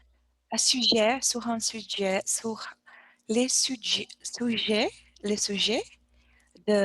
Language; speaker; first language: French; non-native, learner; Portuguese